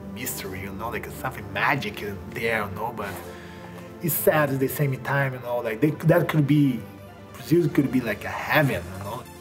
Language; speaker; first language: English; non-native, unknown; Portuguese